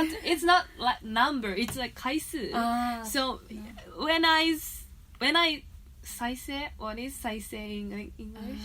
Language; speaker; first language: English; non-native, fluent; Japanese